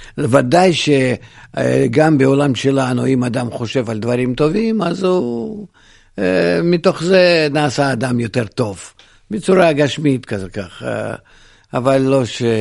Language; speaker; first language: Hebrew; non-native, fluent; Russian